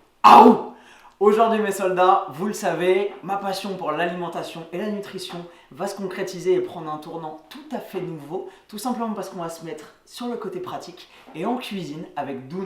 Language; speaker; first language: French; native; French